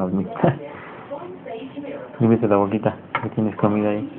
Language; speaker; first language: Spanish; native; Spanish